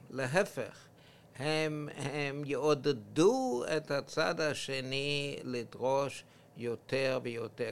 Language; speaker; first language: Hebrew; non-native, fluent; English